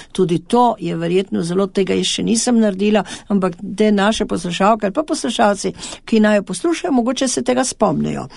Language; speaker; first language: Slovenian; native; Slovenian